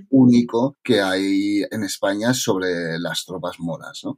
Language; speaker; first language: Spanish; native; Spanish